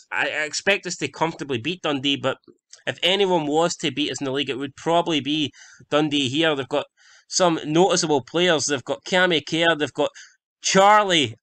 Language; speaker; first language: English; native; English